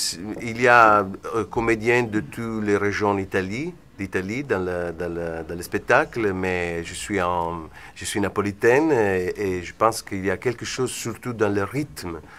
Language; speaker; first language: French; non-native, fluent; Italian